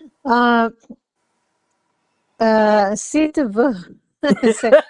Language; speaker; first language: French; non-native, learner; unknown